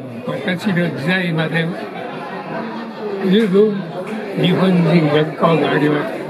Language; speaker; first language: Japanese; early bilingual, heritage; Spanish